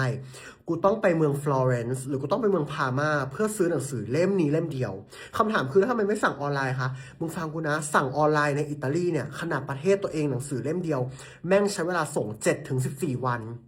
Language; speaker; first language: Thai; native; Thai